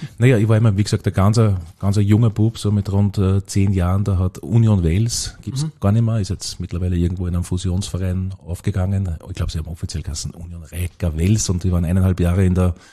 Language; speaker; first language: German; native; German